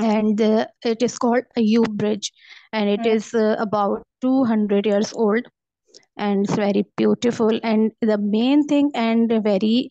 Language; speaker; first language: English; non-native, local second language; Urdu